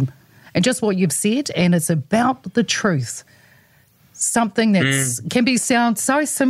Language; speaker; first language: English; non-native, local second language; Samoan